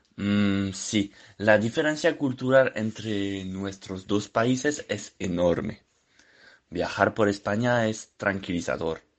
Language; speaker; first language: Spanish; non-native, fluent; French